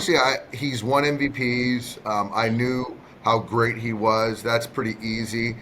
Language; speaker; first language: English; native; English